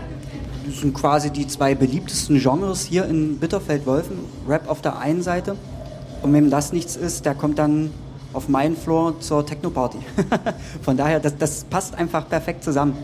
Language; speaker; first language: German; native; German